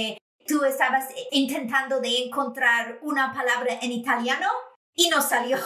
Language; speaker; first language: Spanish; non-native, fluent; English